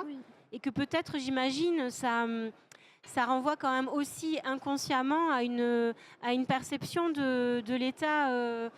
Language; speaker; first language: French; native; French